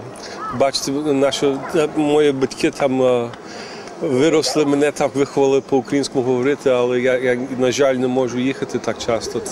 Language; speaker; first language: Ukrainian; early bilingual, heritage; Ukrainian